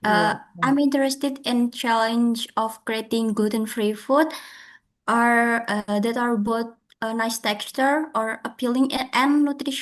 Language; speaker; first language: English; non-native, fluent; Indonesian